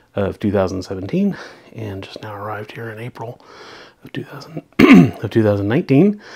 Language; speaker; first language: English; native; English